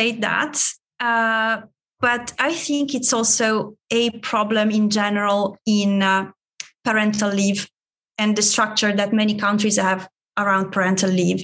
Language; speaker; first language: English; non-native, fluent; Italian